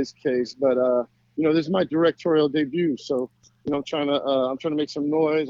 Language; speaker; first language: English; native; English